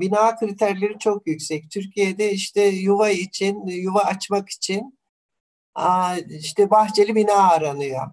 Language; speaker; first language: Turkish; native; Turkish